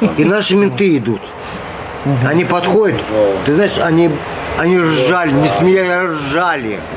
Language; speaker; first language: Russian; native; Russian